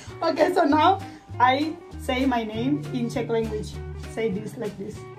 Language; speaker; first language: English; non-native, learner; Indonesian